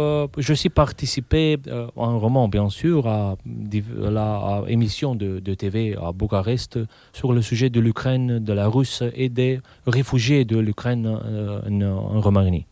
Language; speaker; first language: French; non-native, fluent; Romanian